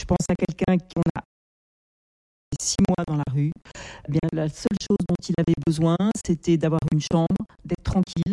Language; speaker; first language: French; native; French